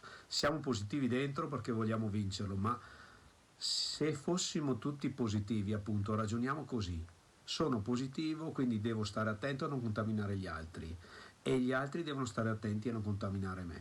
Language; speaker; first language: Italian; native; Italian